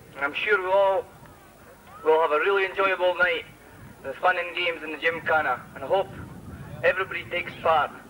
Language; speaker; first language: English; native; English